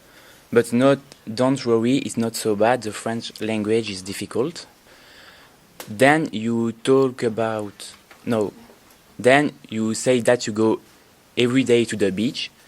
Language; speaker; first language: English; non-native, learner; French